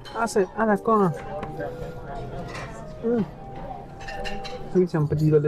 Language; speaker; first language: French; non-native, fluent; Spanish